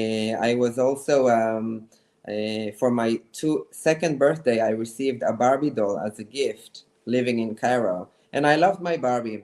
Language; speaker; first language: English; non-native, fluent; Hebrew